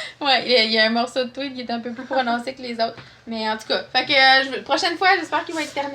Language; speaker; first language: French; native; French